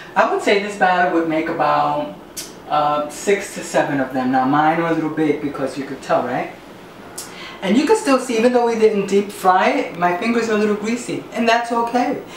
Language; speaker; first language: English; early bilingual, other home language; Spanish